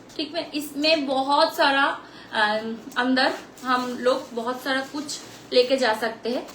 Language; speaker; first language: Hindi; non-native, local second language; Bangla